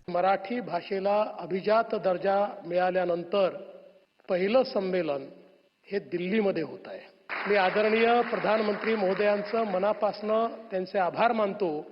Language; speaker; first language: Hindi; non-native, local second language; Gujarati